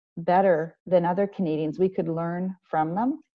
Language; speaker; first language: English; native; English